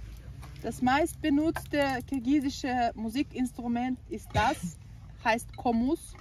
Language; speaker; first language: German; non-native, learner; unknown